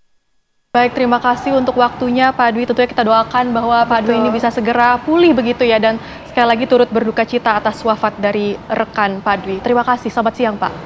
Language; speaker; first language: Indonesian; native; Indonesian